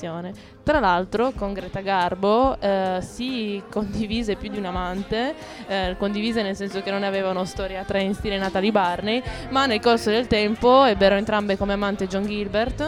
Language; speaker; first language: Italian; native; Italian